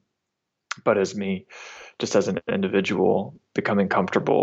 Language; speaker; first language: English; native; English